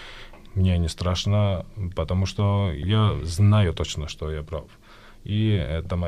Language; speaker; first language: Russian; non-native, fluent; Georgian